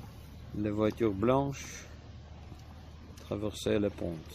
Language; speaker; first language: French; non-native, learner; Ukrainian